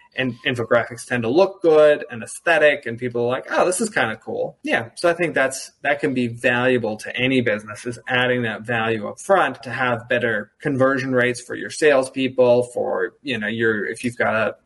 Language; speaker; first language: English; early bilingual, other home language; German